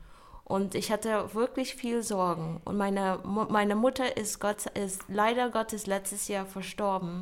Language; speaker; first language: German; non-native, fluent; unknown